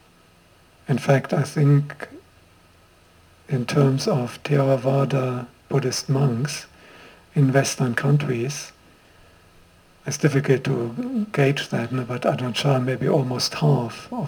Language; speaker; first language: English; non-native, fluent; German